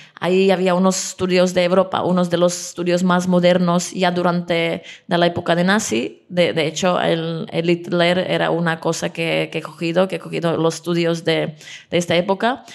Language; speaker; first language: Spanish; non-native, fluent; Czech